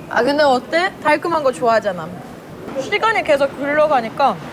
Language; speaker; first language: Korean; non-native, fluent; Finnish